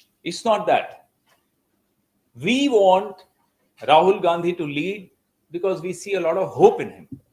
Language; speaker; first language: English; non-native, local second language; Hindi